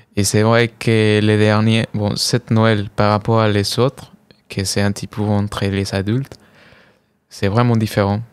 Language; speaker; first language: French; non-native, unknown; Spanish